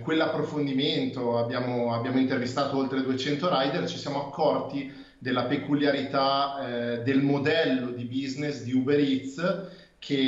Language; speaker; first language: Italian; native; Italian